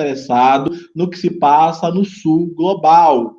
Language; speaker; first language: Portuguese; native; Portuguese